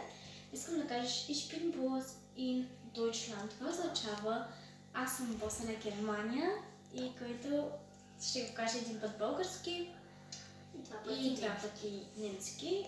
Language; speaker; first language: Bulgarian; early bilingual, heritage; Bulgarian